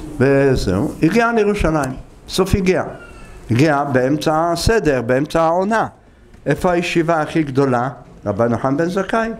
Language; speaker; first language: Hebrew; native; Hebrew